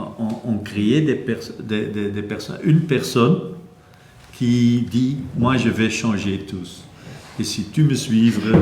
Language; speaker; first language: French; non-native, local second language; Dutch